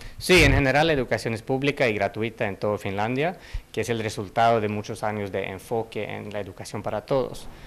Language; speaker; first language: Spanish; non-native, fluent; Finnish